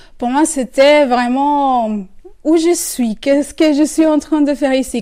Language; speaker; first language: French; non-native, fluent; Spanish